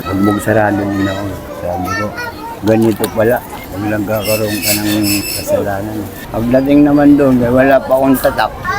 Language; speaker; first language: Filipino; non-native, local second language; Waray